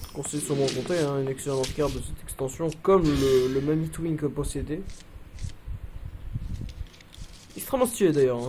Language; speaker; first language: French; native; French